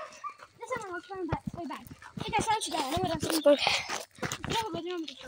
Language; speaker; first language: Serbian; early bilingual, heritage; Croatian